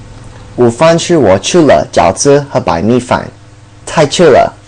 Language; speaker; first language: Chinese; non-native, learner; English